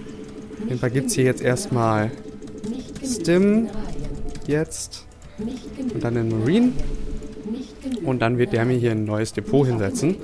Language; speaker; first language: German; native; German